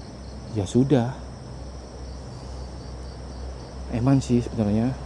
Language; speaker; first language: Indonesian; native; Indonesian